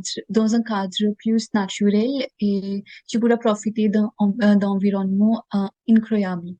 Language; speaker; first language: French; non-native, learner; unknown